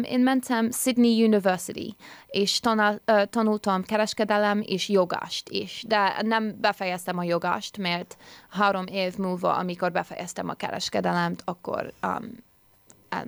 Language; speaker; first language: Hungarian; early bilingual, heritage; English